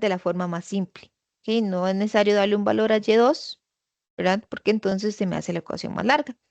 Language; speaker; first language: Spanish; native; Spanish